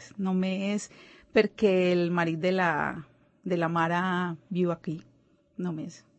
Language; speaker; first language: Catalan; non-native, learner; Spanish